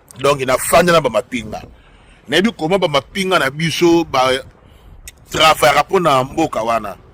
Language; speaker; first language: Lingala; non-native, local second language; Kongo